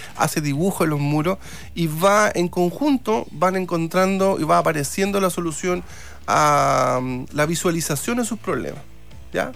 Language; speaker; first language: Spanish; native; Spanish